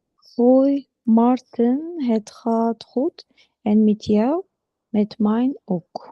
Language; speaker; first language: Dutch; non-native, learner; Uyghur